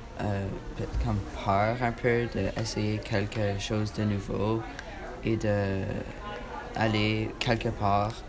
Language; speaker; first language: French; non-native, learner; English